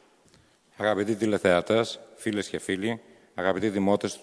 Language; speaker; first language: Greek; native; Greek